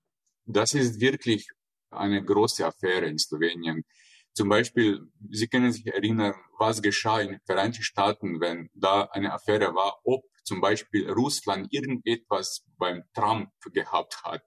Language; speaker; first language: German; non-native, fluent; Slovenian